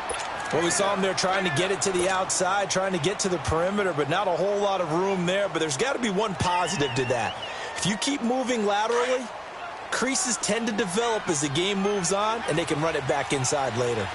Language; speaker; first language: English; native; English